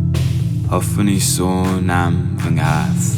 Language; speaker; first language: Welsh; non-native, learner; English